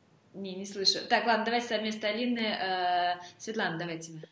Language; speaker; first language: Russian; native; Russian